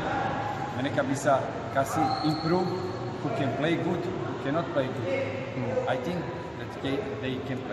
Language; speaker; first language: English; non-native, learner; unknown